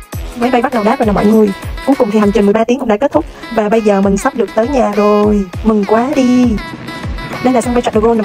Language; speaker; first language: Vietnamese; native; Vietnamese